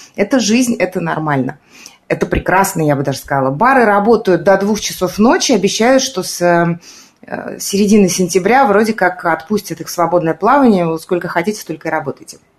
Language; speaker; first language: Russian; native; Russian